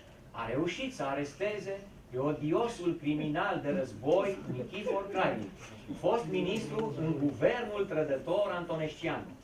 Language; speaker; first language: Romanian; native; Romanian